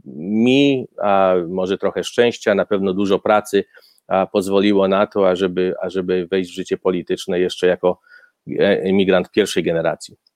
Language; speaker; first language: Polish; native; Polish